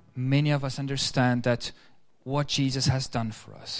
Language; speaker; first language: English; native; English